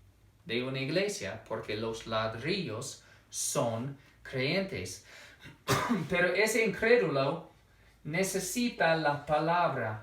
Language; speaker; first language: Spanish; non-native, fluent; English